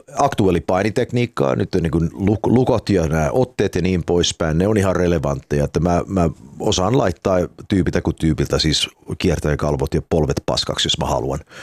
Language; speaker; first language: Finnish; early bilingual, heritage; Finnish